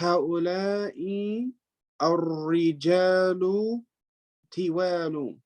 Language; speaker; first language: Arabic; non-native, learner; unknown